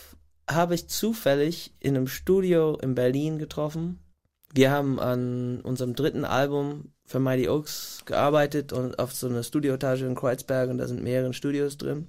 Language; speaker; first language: German; non-native, fluent; English